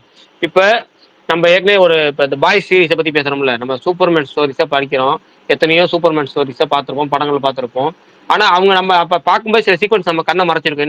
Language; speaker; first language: Tamil; native; Tamil